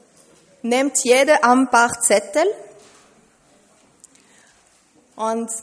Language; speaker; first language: German; non-native, fluent; French